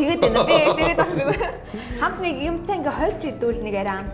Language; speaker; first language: Mongolian; native; Mongolian